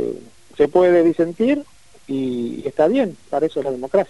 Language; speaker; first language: Spanish; native; Spanish